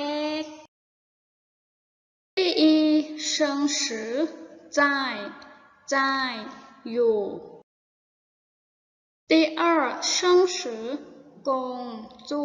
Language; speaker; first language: Chinese; non-native, fluent; Thai